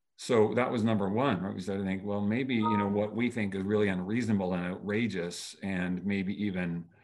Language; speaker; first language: English; native; English